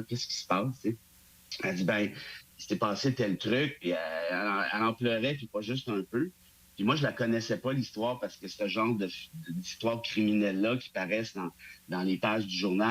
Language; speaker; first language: French; native; French